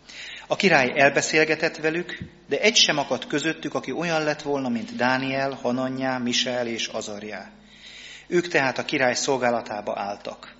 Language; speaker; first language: Hungarian; native; Hungarian